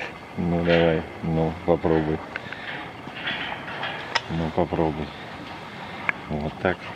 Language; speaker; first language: Russian; native; Russian